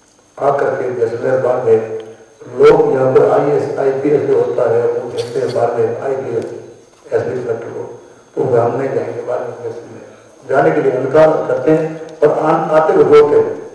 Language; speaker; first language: Hindi; native; Hindi